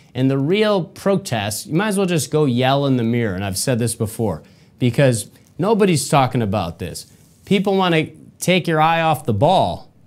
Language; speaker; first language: English; native; English